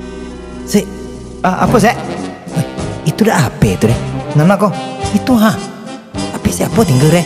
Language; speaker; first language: Indonesian; non-native, local second language; Minangkabau